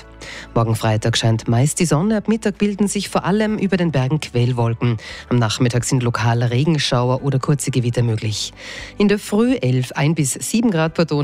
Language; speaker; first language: German; native; German